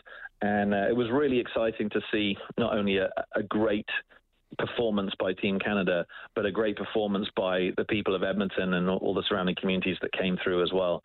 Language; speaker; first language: English; native; English